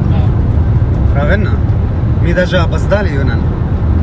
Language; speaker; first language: Russian; non-native, learner; Arabic